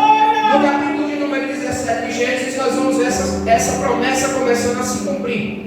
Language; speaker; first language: Portuguese; native; Portuguese